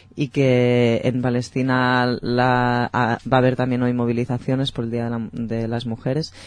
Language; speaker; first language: Spanish; native; Spanish